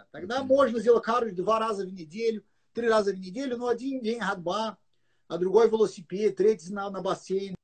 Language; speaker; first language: Russian; non-native, learner; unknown